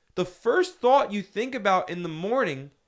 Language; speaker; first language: English; native; English